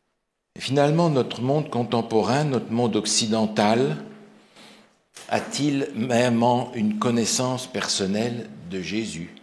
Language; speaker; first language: French; native; French